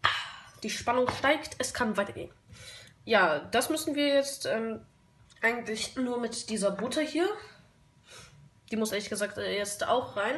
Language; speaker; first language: German; native; German